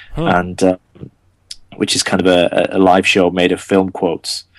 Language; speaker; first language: English; non-native, local second language; Gujarati